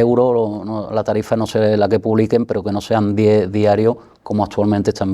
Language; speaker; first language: Spanish; native; Spanish